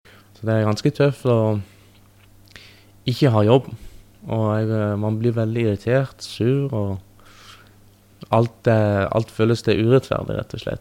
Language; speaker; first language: Norwegian; early bilingual, other home language; Persian